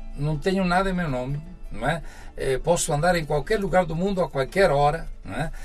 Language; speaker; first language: Portuguese; non-native, fluent; Italian